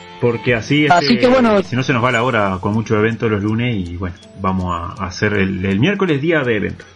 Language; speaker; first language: Spanish; native; Spanish